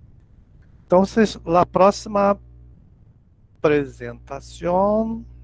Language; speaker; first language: Spanish; non-native, learner; Portuguese